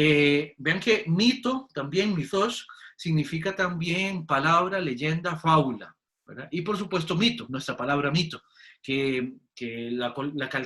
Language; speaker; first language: Spanish; native; Spanish